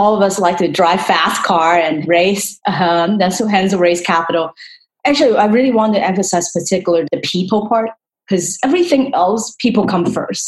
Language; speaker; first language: English; non-native, local second language; Cantonese